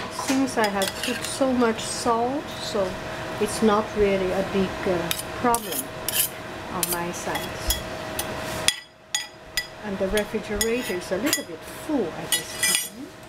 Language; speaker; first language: English; non-native, fluent; Chinese